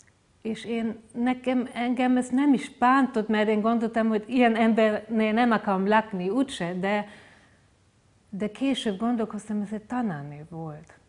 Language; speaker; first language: Hungarian; non-native, fluent; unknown